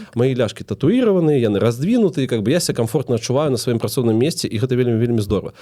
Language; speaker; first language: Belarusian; non-native, local second language; Russian